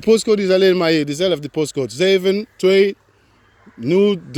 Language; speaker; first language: Dutch; non-native, learner; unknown